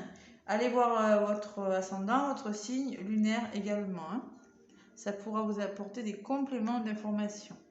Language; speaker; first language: French; native; French